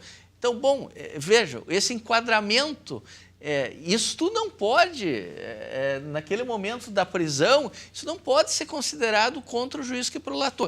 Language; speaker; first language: Portuguese; native; Portuguese